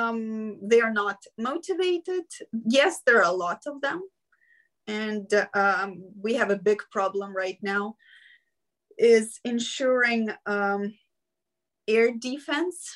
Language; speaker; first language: English; non-native, fluent; Ukrainian